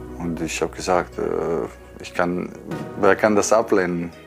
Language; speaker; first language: German; non-native, fluent; Croatian